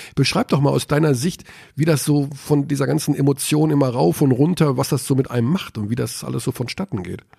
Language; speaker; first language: German; native; German